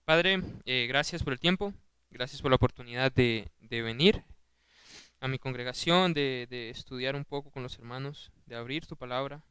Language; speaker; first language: Spanish; native; Spanish